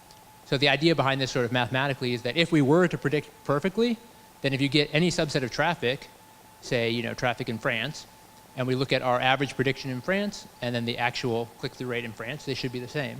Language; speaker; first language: English; native; English